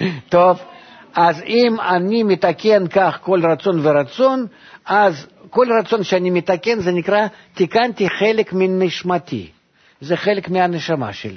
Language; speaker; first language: Hebrew; non-native, fluent; Russian